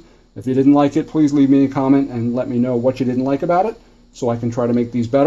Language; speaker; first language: English; native; English